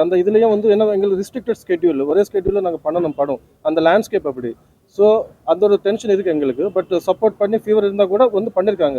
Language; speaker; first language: Tamil; non-native, fluent; Telugu